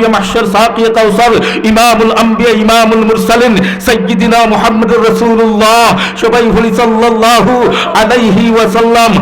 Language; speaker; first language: Bangla; non-native, local second language; Sylheti